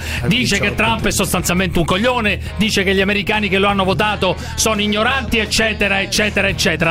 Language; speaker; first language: Italian; native; Italian